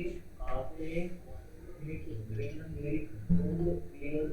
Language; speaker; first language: German; non-native, learner; Hindi